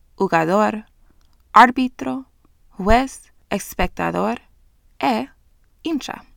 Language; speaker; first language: Spanish; non-native, fluent; English